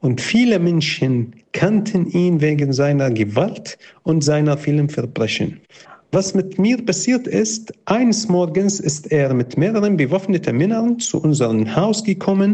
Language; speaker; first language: German; non-native, fluent; Arabic